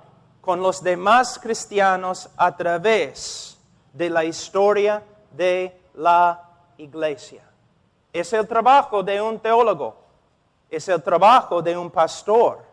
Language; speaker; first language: Spanish; non-native, fluent; English